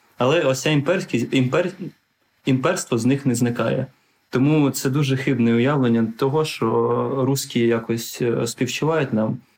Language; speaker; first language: Ukrainian; non-native, local second language; Russian